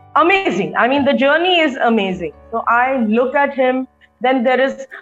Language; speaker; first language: English; non-native, local second language; Marathi